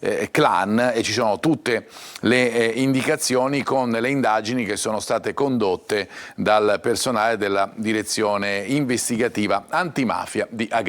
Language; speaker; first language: Italian; native; Italian